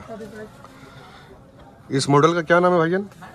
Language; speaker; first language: Hindi; native; Hindi